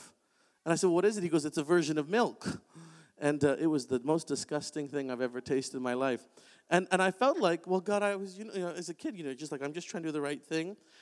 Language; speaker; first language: English; native; English